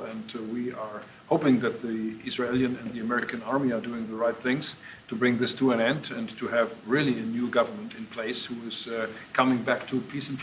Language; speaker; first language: English; non-native, fluent; German